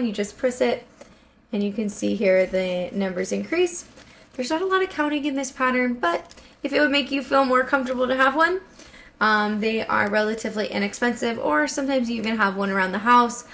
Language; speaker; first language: English; native; English